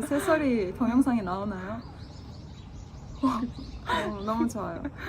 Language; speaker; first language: Korean; non-native, fluent; Turkish